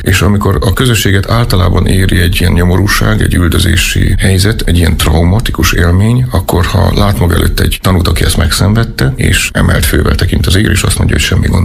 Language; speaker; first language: Hungarian; native; Hungarian